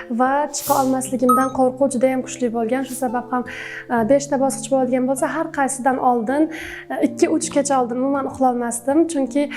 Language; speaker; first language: Uzbek; non-native, local second language; Turkmen